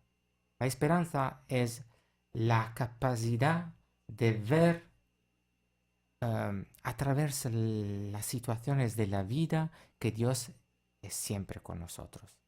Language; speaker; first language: Spanish; non-native, fluent; Italian